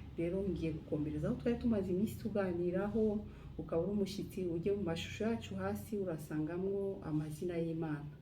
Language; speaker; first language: Kinyarwanda; native; Kinyarwanda